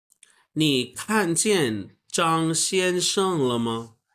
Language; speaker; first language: Chinese; non-native, learner; Urdu